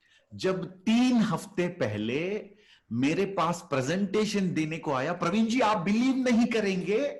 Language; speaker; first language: Hindi; native; Hindi